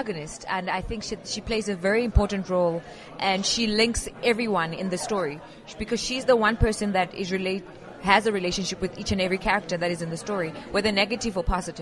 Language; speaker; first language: English; non-native, local second language; Venda